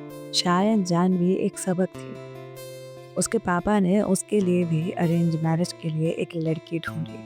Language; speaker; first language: Hindi; native; Hindi